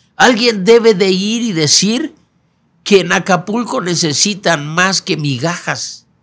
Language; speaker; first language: Spanish; native; Spanish